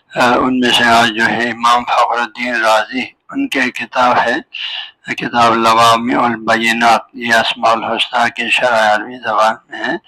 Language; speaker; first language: Urdu; non-native, local second language; Balti